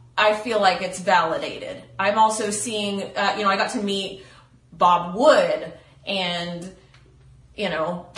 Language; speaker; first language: English; native; English